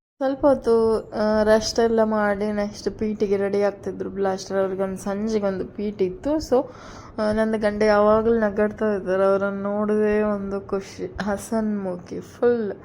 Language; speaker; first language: Kannada; non-native, local second language; Tulu